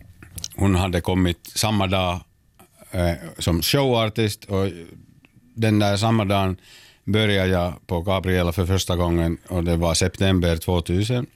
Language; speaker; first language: Swedish; non-native, local second language; Finnish